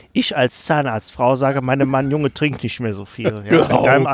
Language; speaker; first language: German; native; German